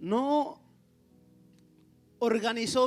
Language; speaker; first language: Spanish; native; Spanish